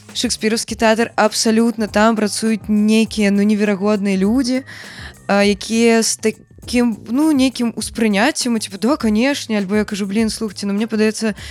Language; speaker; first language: Belarusian; native; Belarusian